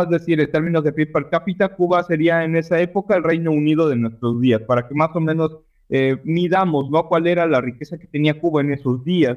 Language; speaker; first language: Spanish; native; Spanish